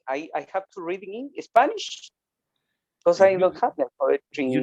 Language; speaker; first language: English; non-native, learner; Spanish